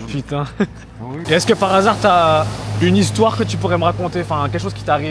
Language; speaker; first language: French; native; French